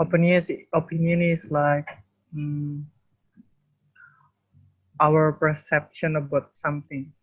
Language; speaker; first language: English; non-native, learner; Indonesian